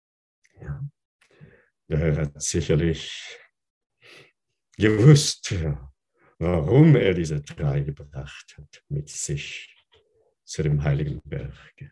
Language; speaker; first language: German; non-native, fluent; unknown